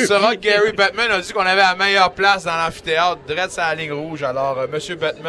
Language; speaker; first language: French; native; French